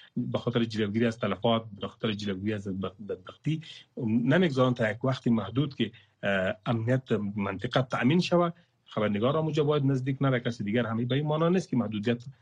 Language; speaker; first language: Persian; non-native, local second language; Pashto